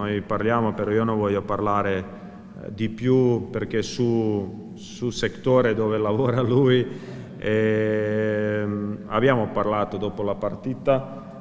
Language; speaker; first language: Italian; non-native, fluent; Croatian